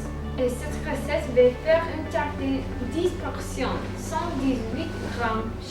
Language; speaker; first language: French; non-native, learner; English